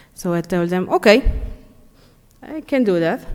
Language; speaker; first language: English; non-native, learner; Hebrew